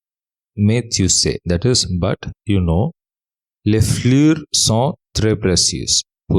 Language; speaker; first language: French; non-native, fluent; English